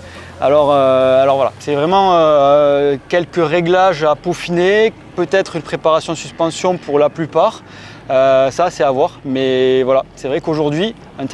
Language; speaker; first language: French; native; French